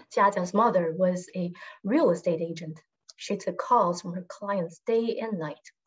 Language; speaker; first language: English; non-native, fluent; Chinese